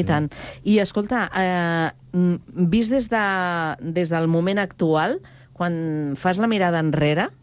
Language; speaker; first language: Catalan; native; Catalan